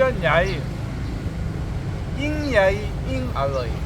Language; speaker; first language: Thai; non-native, learner; Korean